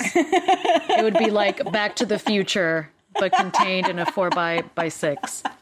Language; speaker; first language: English; non-native, fluent; Spanish